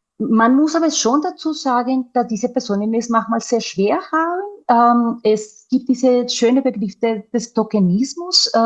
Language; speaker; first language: German; non-native, fluent; Spanish